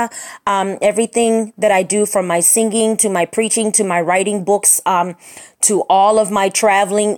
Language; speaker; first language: English; native; English